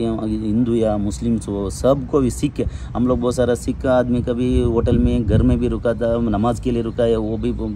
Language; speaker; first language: Hindi; non-native, local second language; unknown